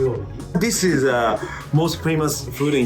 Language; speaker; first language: English; non-native, learner; Japanese